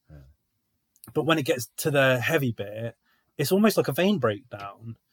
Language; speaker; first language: English; native; English